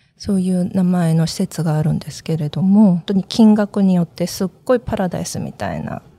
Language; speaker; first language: Japanese; early bilingual, other home language; Korean